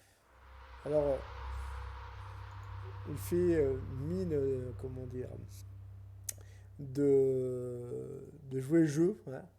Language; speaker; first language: French; native; French